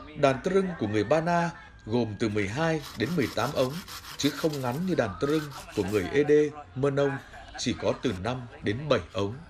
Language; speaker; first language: Vietnamese; native; Vietnamese